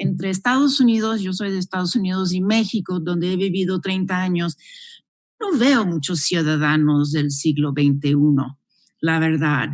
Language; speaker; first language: Spanish; non-native, fluent; English